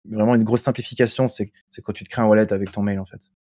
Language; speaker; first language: French; native; French